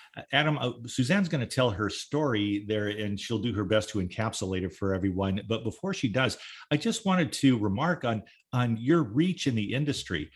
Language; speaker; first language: English; native; English